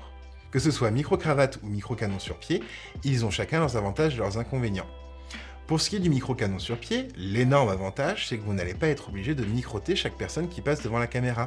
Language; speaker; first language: French; native; French